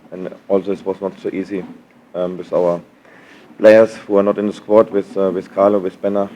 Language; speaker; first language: English; non-native, learner; German